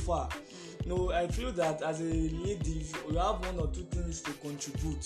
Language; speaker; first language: English; non-native, local second language; Yoruba